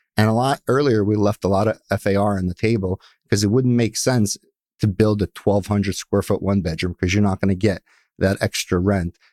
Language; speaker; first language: English; early bilingual, other home language; Russian